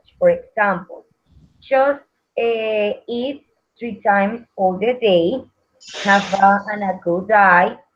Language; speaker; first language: English; non-native, learner; Spanish